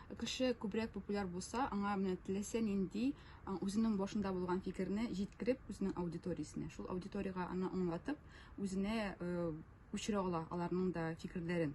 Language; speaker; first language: Tatar; non-native, local second language; Russian